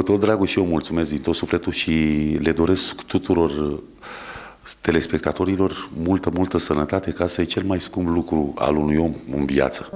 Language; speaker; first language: Romanian; native; Romanian